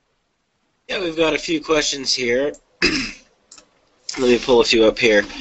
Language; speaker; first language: English; native; English